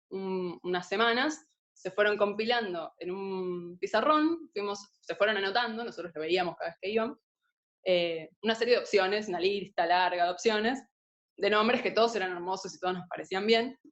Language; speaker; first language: Spanish; native; Spanish